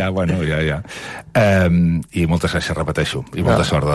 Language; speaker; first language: Catalan; native; Catalan